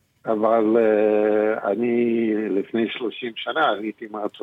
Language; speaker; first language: Hebrew; non-native, fluent; English